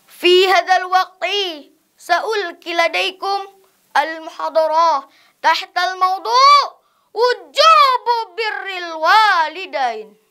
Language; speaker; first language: Arabic; non-native, learner; Indonesian